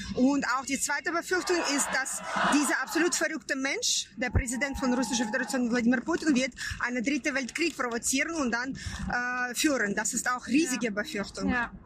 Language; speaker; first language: German; non-native, fluent; Ukrainian